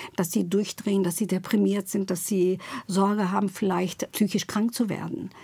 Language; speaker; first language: German; native; German